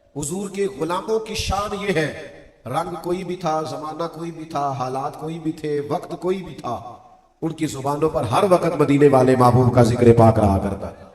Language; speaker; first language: Urdu; non-native, local second language; Punjabi